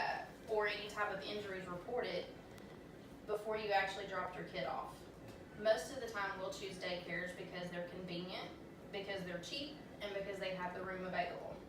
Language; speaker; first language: English; native; English